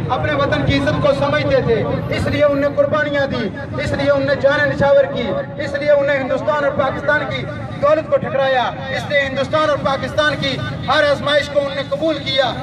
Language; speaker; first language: Urdu; non-native, local second language; Pahari-Potwari